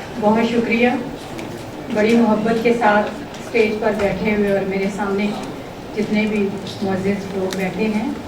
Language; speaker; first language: Urdu; non-native, local second language; Punjabi